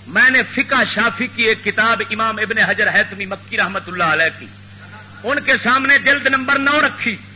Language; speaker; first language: Urdu; non-native, local second language; Punjabi